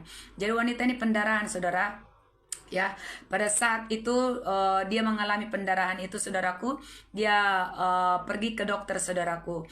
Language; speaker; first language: Malay; native; Malay